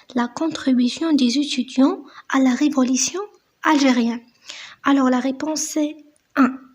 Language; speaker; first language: French; non-native, local second language; Arabic